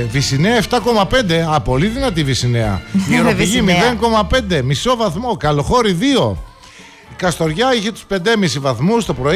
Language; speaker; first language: Greek; native; Greek